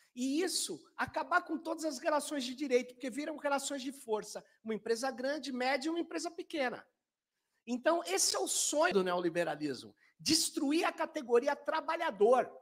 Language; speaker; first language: Portuguese; native; Portuguese